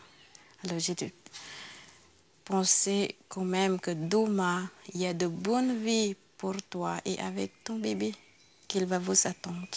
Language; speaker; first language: French; non-native, learner; Filipino